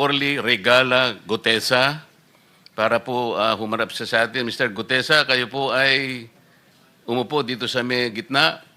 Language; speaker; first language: Filipino; native; Filipino